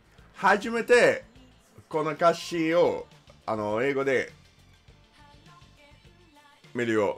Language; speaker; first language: Japanese; non-native, learner; English